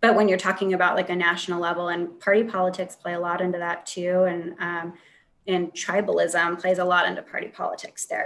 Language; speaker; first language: English; native; English